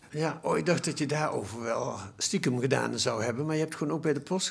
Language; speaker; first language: Dutch; native; Dutch